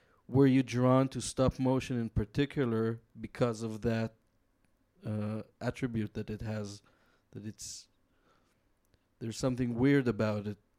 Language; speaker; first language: English; non-native, fluent; Hebrew